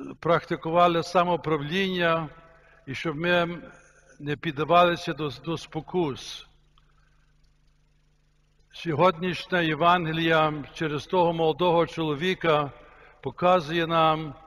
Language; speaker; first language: Ukrainian; early bilingual, heritage; Ukrainian